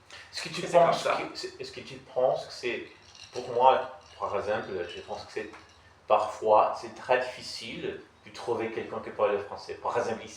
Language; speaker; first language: French; non-native, learner; Portuguese